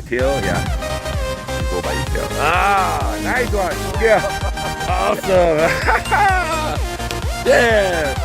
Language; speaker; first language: English; non-native, learner; Thai